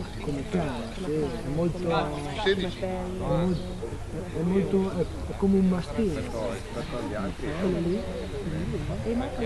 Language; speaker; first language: Italian; non-native, learner; Hungarian